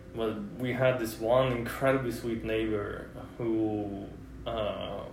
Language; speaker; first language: English; non-native, fluent; Russian